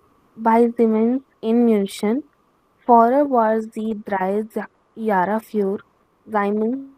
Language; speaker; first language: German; non-native, learner; Hindi